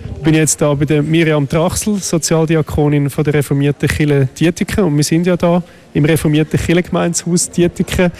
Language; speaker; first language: German; native; German